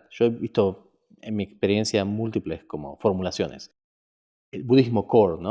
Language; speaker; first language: Spanish; native; Spanish